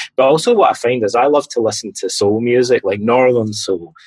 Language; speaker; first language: English; native; English